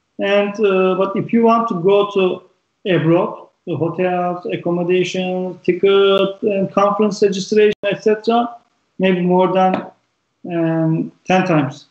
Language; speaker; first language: English; non-native, learner; Turkish